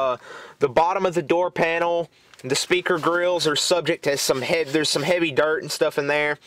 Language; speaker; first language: English; native; English